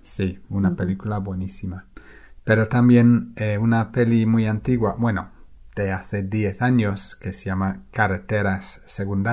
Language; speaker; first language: Spanish; non-native, fluent; English